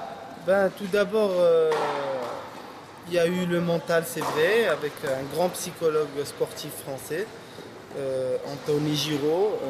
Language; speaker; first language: French; non-native, local second language; Arabic